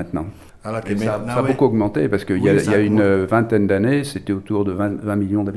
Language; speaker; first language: French; native; French